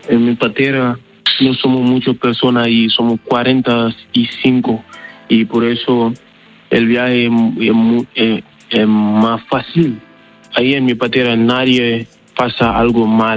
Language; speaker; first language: Spanish; non-native, learner; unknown